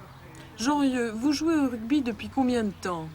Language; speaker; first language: French; native; French